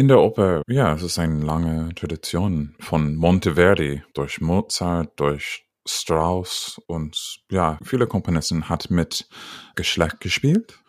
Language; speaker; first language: German; non-native, learner; English